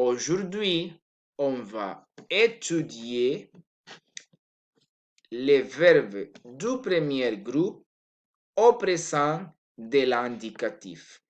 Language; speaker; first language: French; non-native, learner; Spanish